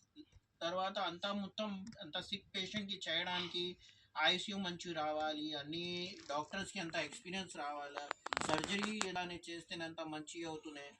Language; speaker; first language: Telugu; native; Telugu